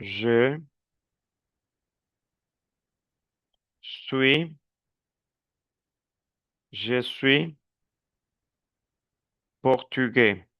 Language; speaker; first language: French; non-native, fluent; Spanish